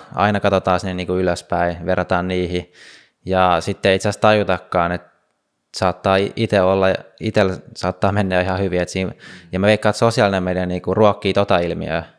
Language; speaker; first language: Finnish; native; Finnish